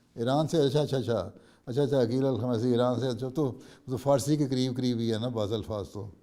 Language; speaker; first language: Urdu; native; Urdu